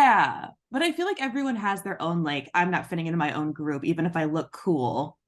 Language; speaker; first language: English; native; English